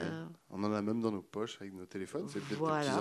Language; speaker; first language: French; native; French